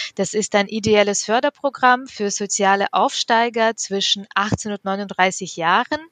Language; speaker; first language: German; early bilingual, other home language; Russian